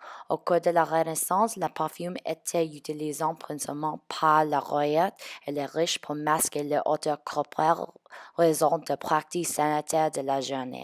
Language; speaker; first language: French; non-native, learner; English